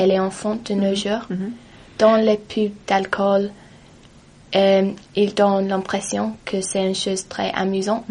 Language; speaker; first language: French; non-native, learner; English